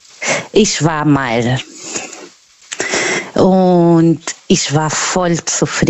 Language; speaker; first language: German; non-native, learner; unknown